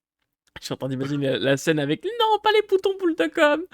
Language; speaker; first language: French; native; French